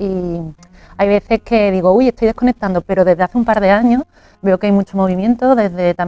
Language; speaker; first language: Spanish; native; Spanish